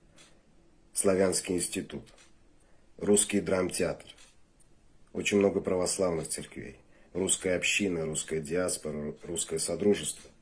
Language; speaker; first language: Russian; native; Russian